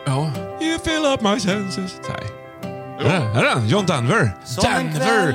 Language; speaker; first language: Swedish; native; Swedish